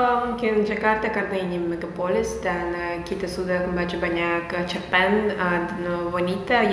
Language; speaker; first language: Indonesian; non-native, fluent; Russian